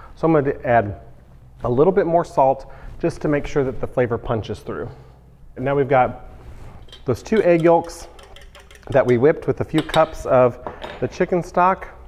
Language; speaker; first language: English; native; English